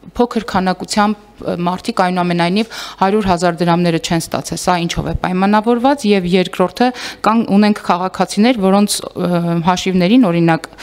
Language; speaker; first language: Armenian; native; Armenian